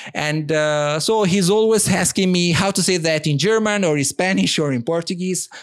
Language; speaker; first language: English; non-native, fluent; Italian